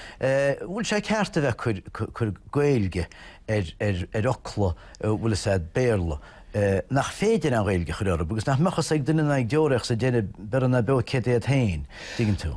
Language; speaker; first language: Irish; native; Irish